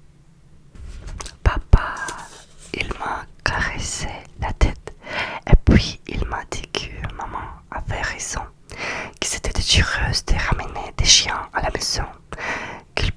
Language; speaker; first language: French; non-native, learner; Russian